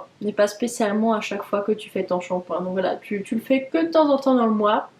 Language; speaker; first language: French; native; French